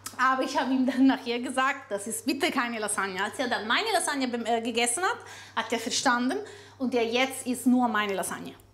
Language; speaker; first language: German; non-native, fluent; Italian